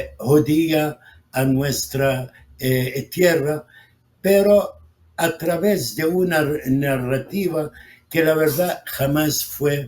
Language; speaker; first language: Spanish; non-native, fluent; Arabic